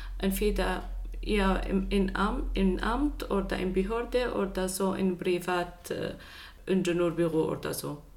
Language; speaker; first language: German; non-native, fluent; Arabic